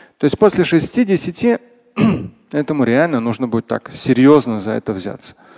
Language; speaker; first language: Russian; non-native, local second language; Tatar